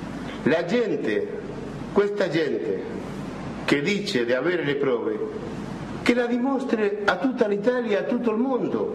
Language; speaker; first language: Italian; non-native, fluent; Spanish